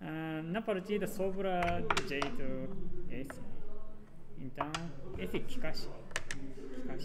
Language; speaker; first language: Portuguese; non-native, learner; Japanese